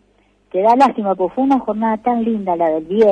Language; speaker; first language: Spanish; native; Spanish